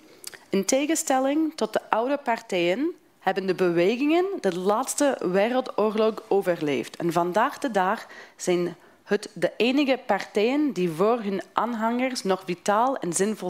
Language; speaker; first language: Dutch; non-native, fluent; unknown